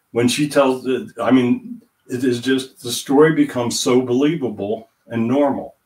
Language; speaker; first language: English; native; English